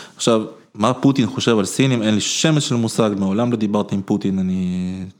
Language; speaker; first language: Hebrew; early bilingual, other home language; Russian